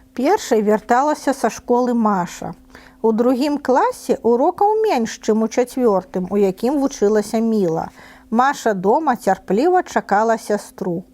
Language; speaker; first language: Belarusian; non-native, local second language; Russian